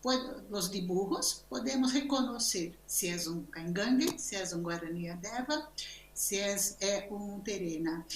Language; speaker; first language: Spanish; non-native, learner; Portuguese